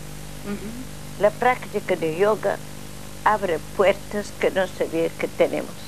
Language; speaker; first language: Spanish; non-native, learner; Russian